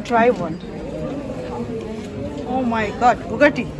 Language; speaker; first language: English; non-native, local second language; Bangla